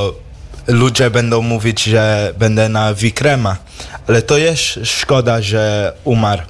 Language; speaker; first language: Polish; early bilingual, heritage; English